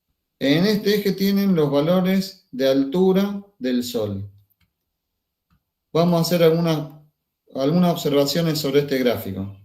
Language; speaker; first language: Spanish; native; Spanish